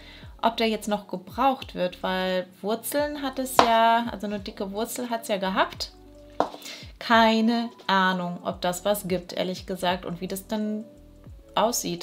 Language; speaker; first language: German; native; German